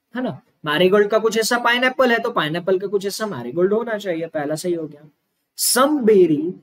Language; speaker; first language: Hindi; non-native, local second language; Marathi